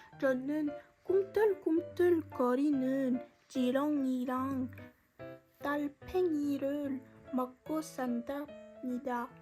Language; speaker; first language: Korean; early bilingual, heritage; French